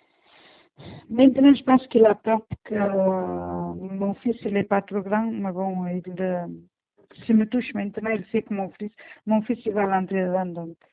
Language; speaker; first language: French; non-native, learner; Portuguese